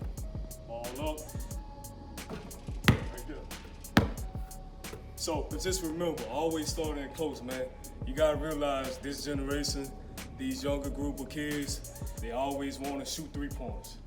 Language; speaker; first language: English; native; English